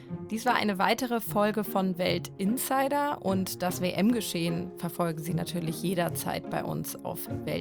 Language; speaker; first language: German; native; German